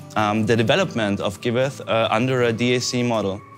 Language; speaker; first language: English; non-native, fluent; Portuguese